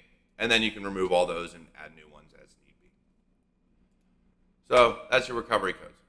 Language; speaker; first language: English; native; English